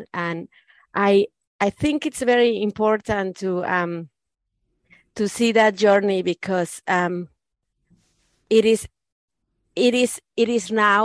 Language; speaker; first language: English; non-native, fluent; Spanish